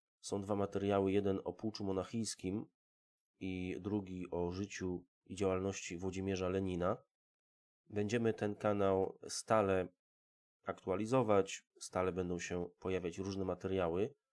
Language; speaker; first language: Polish; native; Polish